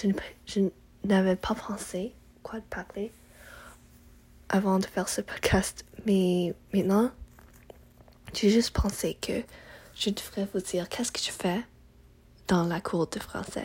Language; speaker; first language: French; non-native, learner; English